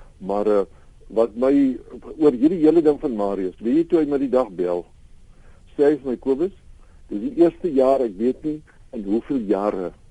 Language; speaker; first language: Afrikaans; native; Afrikaans